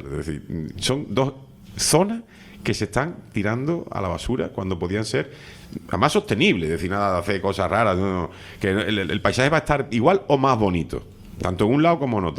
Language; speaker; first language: Spanish; native; Spanish